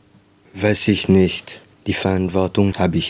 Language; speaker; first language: German; non-native, local second language; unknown